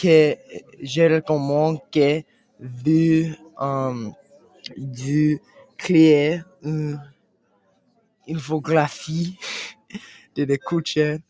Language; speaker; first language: French; non-native, learner; English